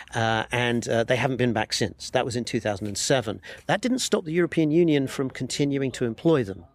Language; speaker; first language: English; native; English